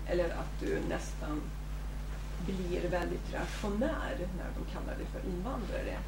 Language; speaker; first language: Swedish; non-native, fluent; Kurdish